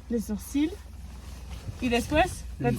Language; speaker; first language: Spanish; non-native, learner; French